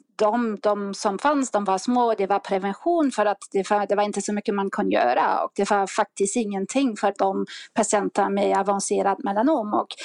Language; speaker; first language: Swedish; non-native, fluent; German